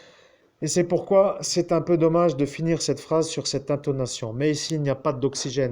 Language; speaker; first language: French; native; French